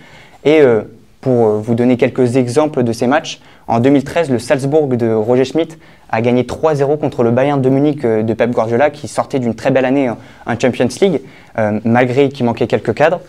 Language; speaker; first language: French; native; French